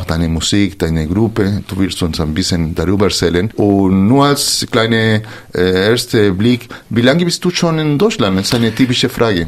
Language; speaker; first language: German; non-native, fluent; Spanish